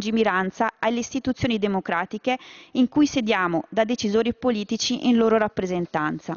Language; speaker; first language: Italian; native; Italian